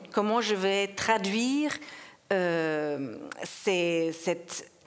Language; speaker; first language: French; non-native, fluent; German